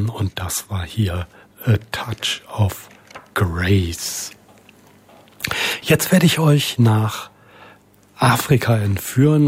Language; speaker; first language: German; native; German